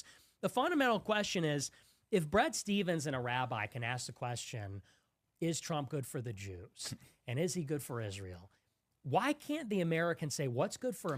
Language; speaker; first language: English; native; English